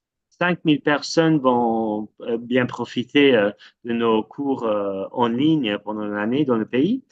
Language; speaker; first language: French; non-native, fluent; English